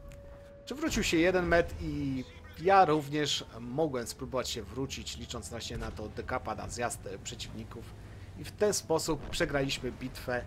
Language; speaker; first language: Polish; native; Polish